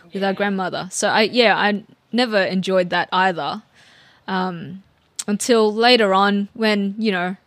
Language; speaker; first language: English; early bilingual, other home language; Filipino